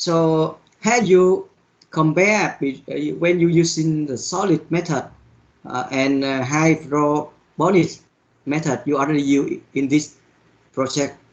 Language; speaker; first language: English; non-native, learner; Vietnamese